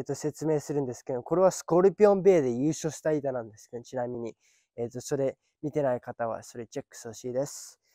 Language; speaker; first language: Japanese; early bilingual, heritage; Japanese